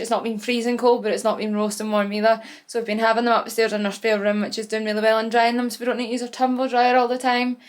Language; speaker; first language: English; native; English